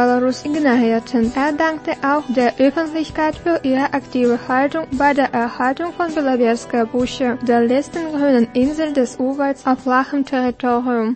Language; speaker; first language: German; non-native, fluent; Russian